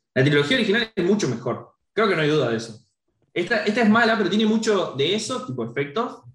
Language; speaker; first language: Spanish; native; Spanish